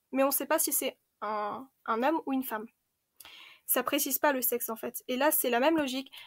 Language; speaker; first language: French; early bilingual, other home language; Khmer